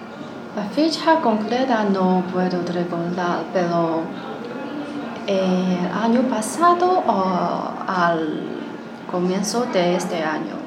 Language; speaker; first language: Spanish; non-native, learner; Chinese